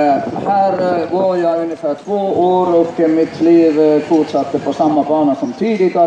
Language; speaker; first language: Swedish; non-native, fluent; Finnish